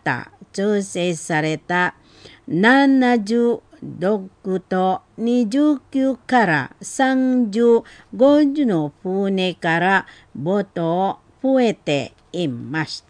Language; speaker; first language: Japanese; non-native, fluent; Indonesian